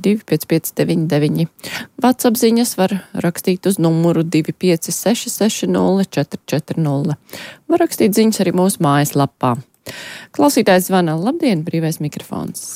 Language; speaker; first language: Latvian; native; Latvian